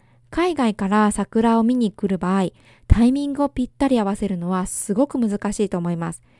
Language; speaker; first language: Japanese; native; Japanese